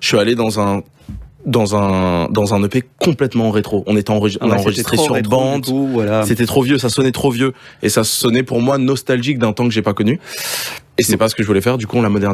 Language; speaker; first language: French; native; French